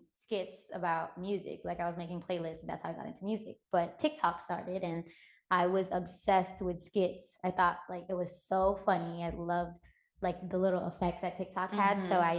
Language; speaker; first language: English; native; English